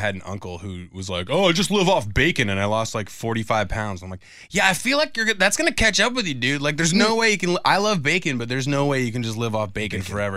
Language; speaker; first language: English; native; English